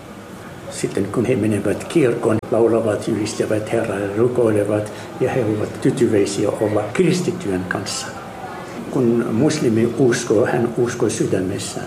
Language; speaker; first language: Finnish; non-native, fluent; Arabic